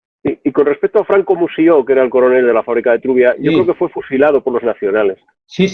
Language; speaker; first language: Spanish; native; Spanish